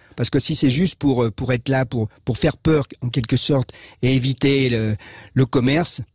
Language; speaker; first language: French; native; French